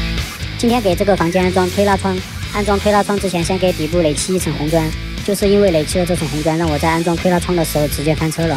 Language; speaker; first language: Chinese; native; Chinese